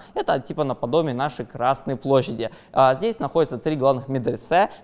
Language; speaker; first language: Russian; native; Russian